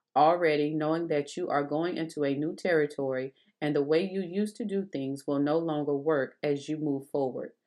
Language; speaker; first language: English; native; English